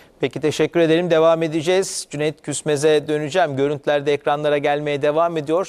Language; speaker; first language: Turkish; native; Turkish